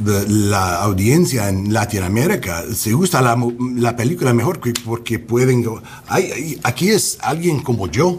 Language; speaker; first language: Spanish; non-native, learner; English